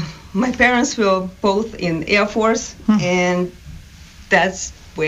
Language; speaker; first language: English; non-native, fluent; Ukrainian